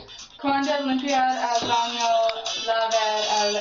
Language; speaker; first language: Spanish; non-native, learner; English